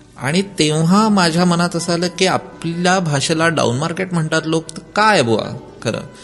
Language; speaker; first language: Marathi; native; Marathi